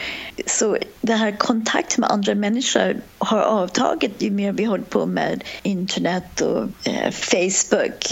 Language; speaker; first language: Swedish; non-native, fluent; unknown